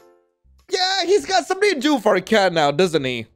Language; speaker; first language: English; native; English